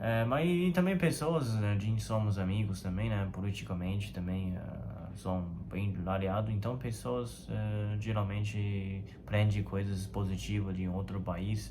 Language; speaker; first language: Portuguese; non-native, fluent; Chinese